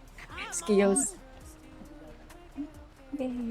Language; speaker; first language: English; non-native, local second language; Filipino